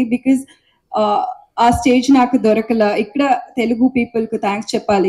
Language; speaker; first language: Telugu; non-native, learner; Tamil